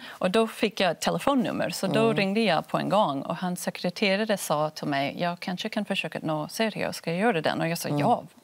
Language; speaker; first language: Swedish; non-native, fluent; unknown